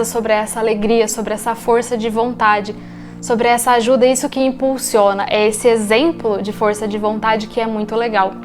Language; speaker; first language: Portuguese; native; Portuguese